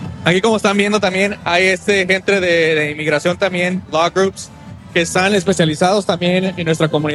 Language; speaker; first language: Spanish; early bilingual, heritage; Spanish